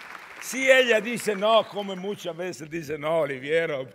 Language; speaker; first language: Spanish; non-native, learner; Italian